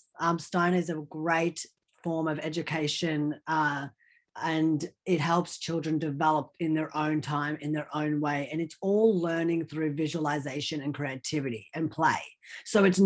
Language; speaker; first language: English; early bilingual, other home language; Hindi